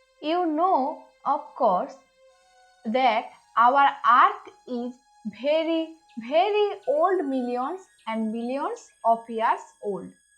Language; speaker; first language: English; non-native, local second language; Bangla